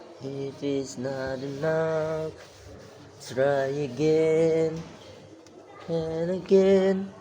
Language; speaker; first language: English; non-native, learner; Indonesian